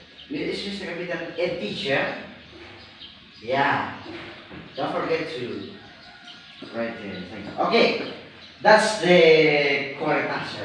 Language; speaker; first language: English; non-native, learner; Indonesian